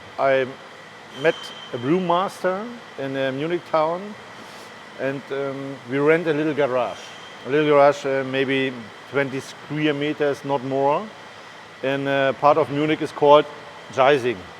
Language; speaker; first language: English; non-native, learner; German